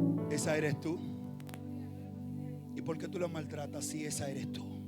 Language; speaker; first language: Spanish; native; Spanish